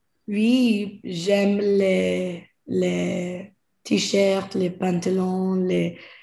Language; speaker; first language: French; non-native, learner; English